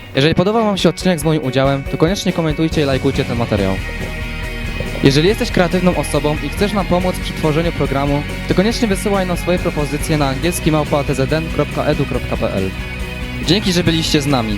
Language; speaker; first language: Polish; native; Polish